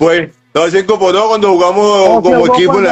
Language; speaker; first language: Spanish; native; Spanish